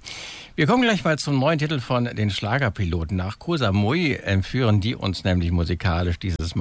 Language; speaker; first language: German; native; German